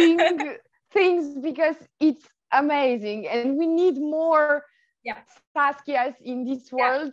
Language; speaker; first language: English; non-native, fluent; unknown